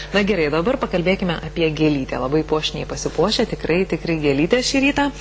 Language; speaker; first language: Lithuanian; native; Lithuanian